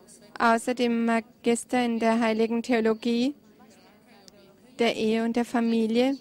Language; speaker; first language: German; non-native, fluent; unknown